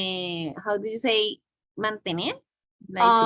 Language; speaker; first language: English; non-native, learner; Spanish